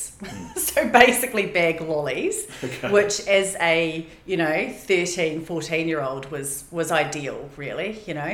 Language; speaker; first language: English; native; English